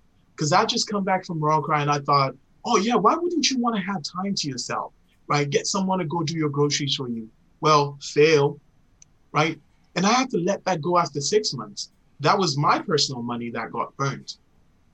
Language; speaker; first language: English; non-native, local second language; Akan